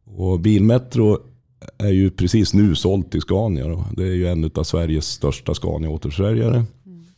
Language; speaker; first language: Swedish; native; Swedish